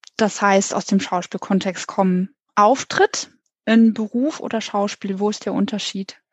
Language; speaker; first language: German; native; German